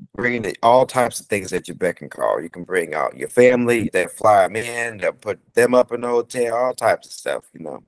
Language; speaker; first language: English; native; English